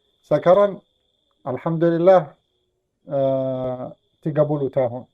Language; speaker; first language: Indonesian; non-native, learner; Arabic